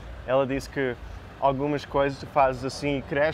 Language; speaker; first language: Portuguese; native; Portuguese